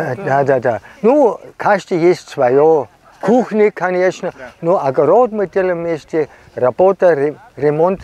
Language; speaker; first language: Russian; non-native, learner; German